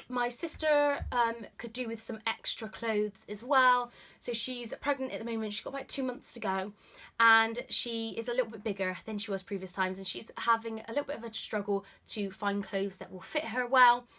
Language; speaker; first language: English; native; English